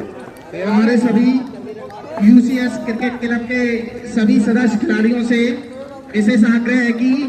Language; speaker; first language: Hindi; native; Hindi